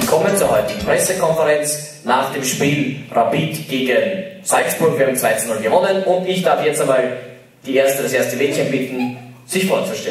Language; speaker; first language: German; native; German